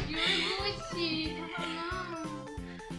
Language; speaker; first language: Portuguese; early bilingual, heritage; Portuguese